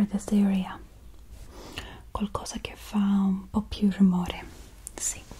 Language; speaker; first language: Italian; non-native, fluent; English